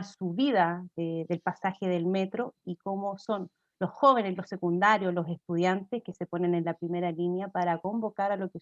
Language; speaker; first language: Spanish; native; Spanish